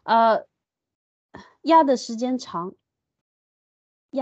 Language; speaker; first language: Chinese; non-native, learner; Japanese